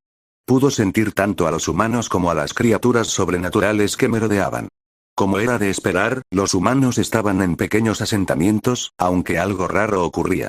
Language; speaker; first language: Spanish; native; Spanish